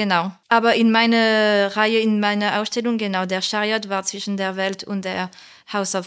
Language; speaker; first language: German; non-native, learner; French